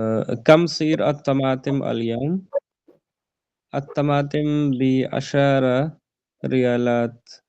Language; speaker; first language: Arabic; non-native, learner; Urdu